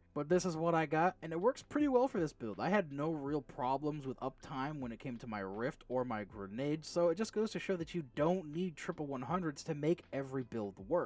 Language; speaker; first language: English; native; English